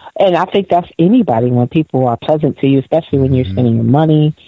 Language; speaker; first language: English; native; English